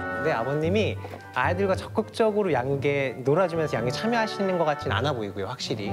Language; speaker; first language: Korean; native; Korean